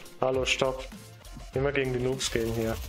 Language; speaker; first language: German; native; German